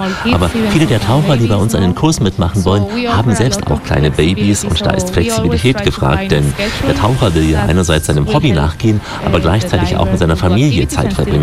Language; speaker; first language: German; native; German